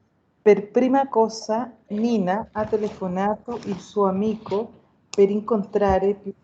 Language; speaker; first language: Italian; non-native, learner; Spanish